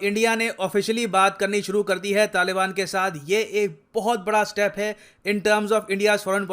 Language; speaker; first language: Hindi; native; Hindi